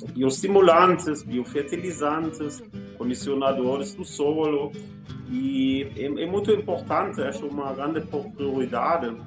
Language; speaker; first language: Portuguese; non-native, fluent; German